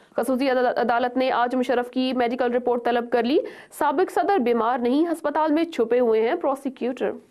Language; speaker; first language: Urdu; native; Urdu